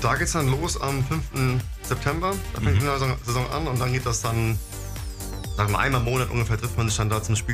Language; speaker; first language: German; native; German